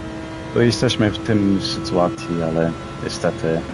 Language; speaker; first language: Polish; early bilingual, heritage; Polish